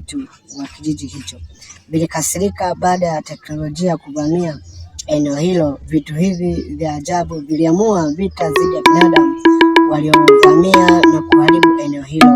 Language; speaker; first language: Swahili; native; Swahili